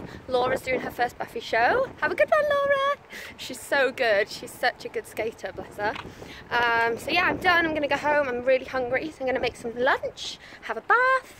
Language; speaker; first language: English; native; English